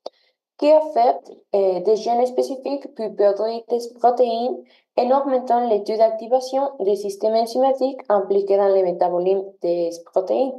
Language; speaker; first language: French; non-native, learner; Spanish